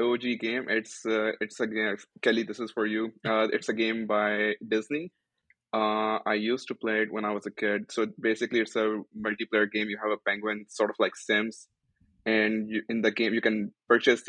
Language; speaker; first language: English; non-native, local second language; Urdu